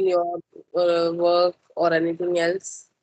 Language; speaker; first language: English; non-native, local second language; Hindi